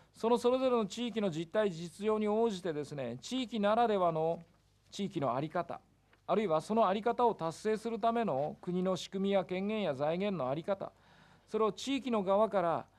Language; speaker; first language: Japanese; native; Japanese